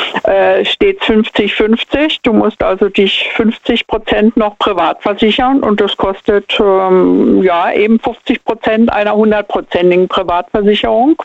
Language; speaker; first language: German; native; German